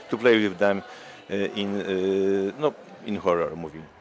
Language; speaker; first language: English; non-native, learner; Polish